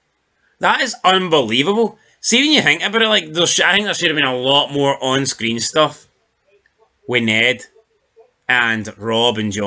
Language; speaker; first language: English; native; English